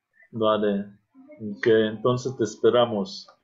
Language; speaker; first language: Spanish; non-native, fluent; Arabic